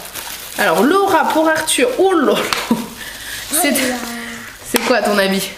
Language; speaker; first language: French; native; French